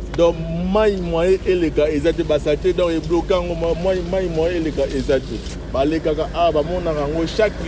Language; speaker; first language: Lingala; native; Lingala